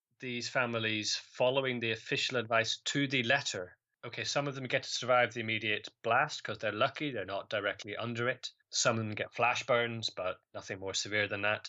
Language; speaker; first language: English; native; English